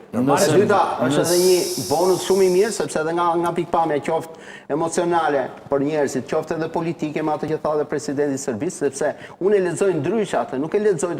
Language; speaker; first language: Albanian; native; Albanian